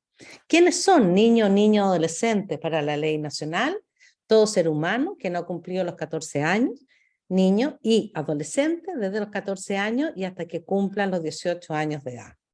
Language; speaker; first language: Spanish; native; Spanish